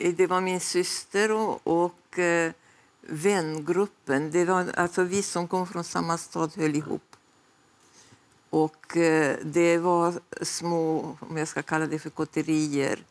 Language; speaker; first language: Swedish; non-native, fluent; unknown